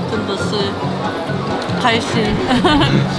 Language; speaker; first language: Chinese; non-native, fluent; Korean